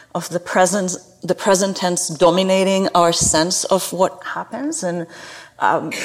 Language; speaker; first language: English; non-native, fluent; Hebrew